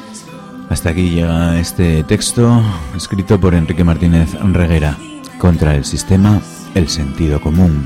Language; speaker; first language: Spanish; native; Spanish